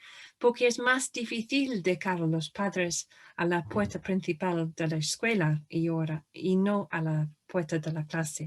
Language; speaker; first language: Spanish; non-native, fluent; English